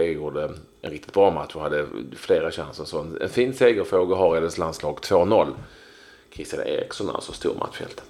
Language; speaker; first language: Swedish; native; Swedish